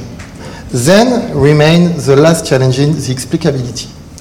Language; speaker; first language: English; non-native, learner; French